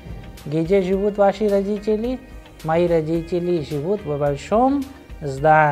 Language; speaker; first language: Russian; non-native, fluent; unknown